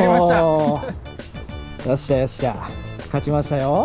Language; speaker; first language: Japanese; native; Japanese